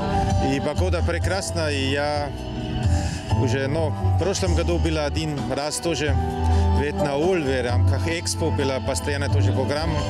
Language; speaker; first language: Russian; non-native, learner; German